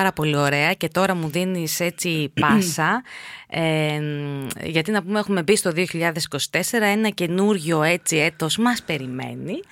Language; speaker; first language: Greek; native; Greek